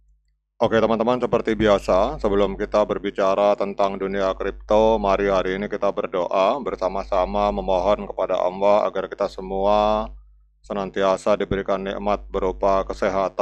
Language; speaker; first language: Indonesian; native; Indonesian